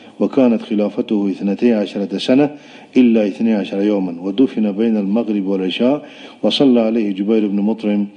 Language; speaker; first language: Arabic; non-native, local second language; Pashto